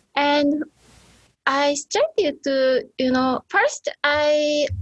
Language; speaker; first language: English; non-native, learner; Japanese